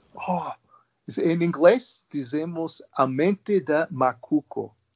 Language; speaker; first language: Portuguese; non-native, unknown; English